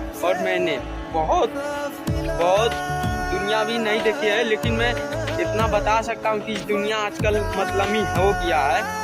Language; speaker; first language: Hindi; non-native, fluent; Bangla